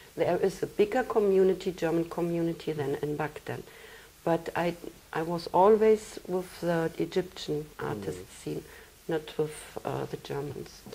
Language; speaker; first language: English; non-native, fluent; German